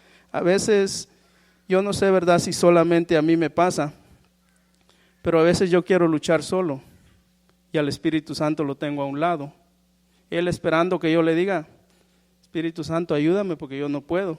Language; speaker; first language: Spanish; native; Spanish